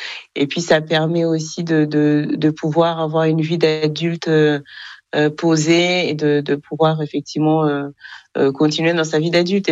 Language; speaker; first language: French; non-native, local second language; Kinyarwanda